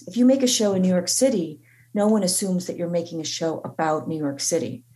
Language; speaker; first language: English; native; English